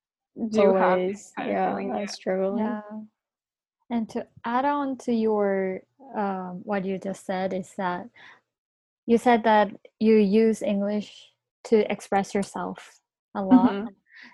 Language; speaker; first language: English; non-native, fluent; Japanese